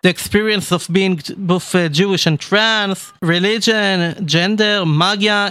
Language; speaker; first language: English; non-native, learner; Hebrew